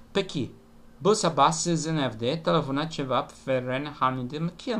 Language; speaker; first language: Turkish; non-native, learner; Italian